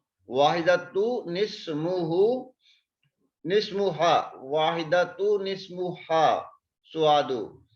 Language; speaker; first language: Arabic; non-native, fluent; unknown